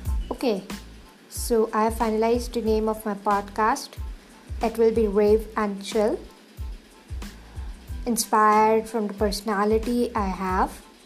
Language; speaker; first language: English; non-native, local second language; Hindi